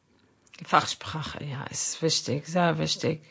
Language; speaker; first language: German; non-native, learner; Arabic